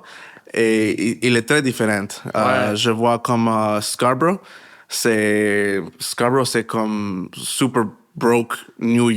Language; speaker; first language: French; non-native, learner; Spanish